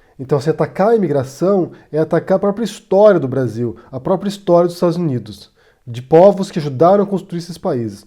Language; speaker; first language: Portuguese; native; Portuguese